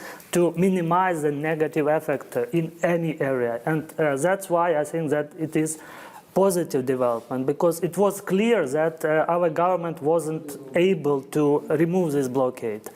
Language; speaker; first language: English; non-native, fluent; Ukrainian